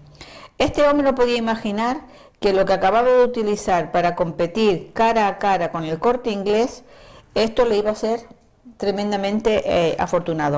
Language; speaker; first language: Spanish; native; Spanish